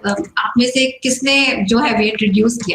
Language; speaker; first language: Hindi; native; Hindi